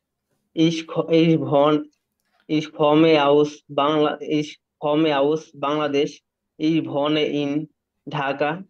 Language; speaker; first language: German; non-native, learner; Bangla